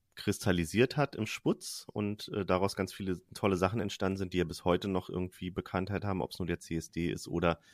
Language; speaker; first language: German; native; German